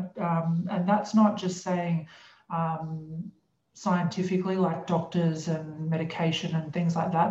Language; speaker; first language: English; native; English